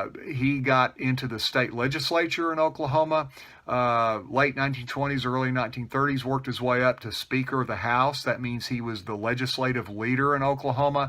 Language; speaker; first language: English; native; English